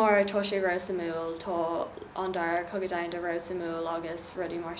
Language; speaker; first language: Irish; non-native, local second language; English